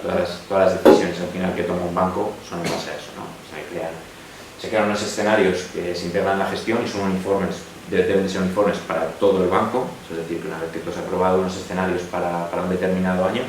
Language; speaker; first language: Spanish; native; Spanish